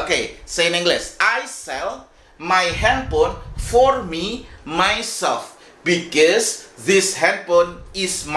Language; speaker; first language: English; non-native, fluent; Indonesian